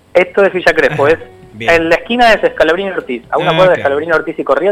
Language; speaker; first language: Spanish; native; Spanish